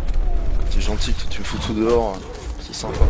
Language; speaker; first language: French; native; French